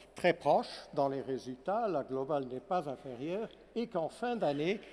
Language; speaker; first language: French; non-native, fluent; Portuguese